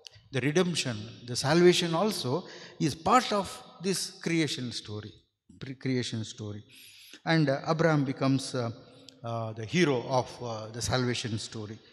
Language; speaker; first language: English; non-native, local second language; Kannada